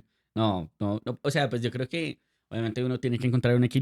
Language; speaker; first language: Spanish; native; Spanish